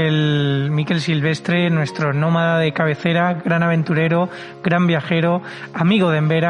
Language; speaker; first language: Spanish; native; Spanish